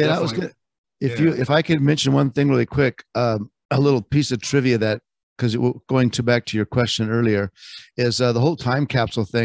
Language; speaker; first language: English; native; English